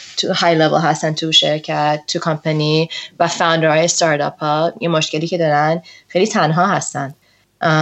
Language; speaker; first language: Persian; early bilingual, heritage; Persian